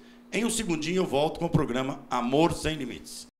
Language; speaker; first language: Portuguese; native; Portuguese